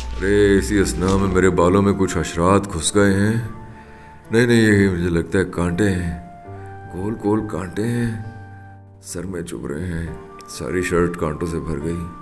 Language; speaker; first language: Urdu; non-native, local second language; Punjabi